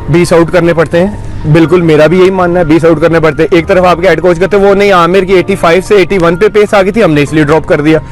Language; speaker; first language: Hindi; non-native, local second language; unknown